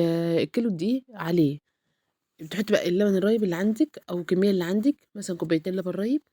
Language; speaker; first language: Arabic; native; Arabic